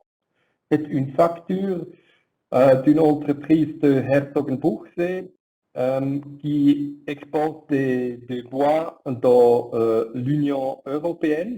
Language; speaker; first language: French; non-native, learner; German